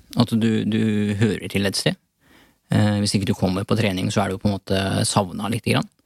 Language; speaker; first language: Norwegian; early bilingual, other home language; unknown